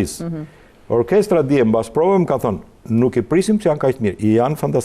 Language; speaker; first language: Albanian; native; Albanian